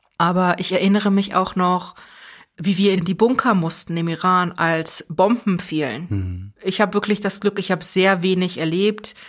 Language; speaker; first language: German; early bilingual, other home language; Persian